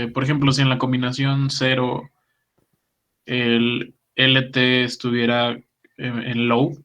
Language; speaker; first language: Spanish; native; Spanish